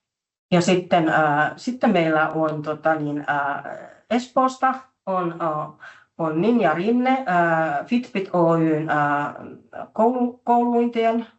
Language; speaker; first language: Finnish; native; Finnish